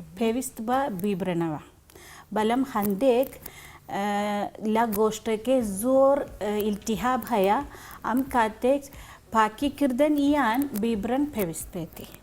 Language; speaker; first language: Central Kurdish; non-native, learner; Persian